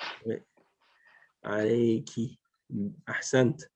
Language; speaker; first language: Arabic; non-native, fluent; French